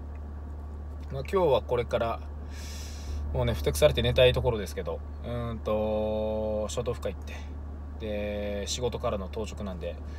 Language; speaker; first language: Japanese; native; Japanese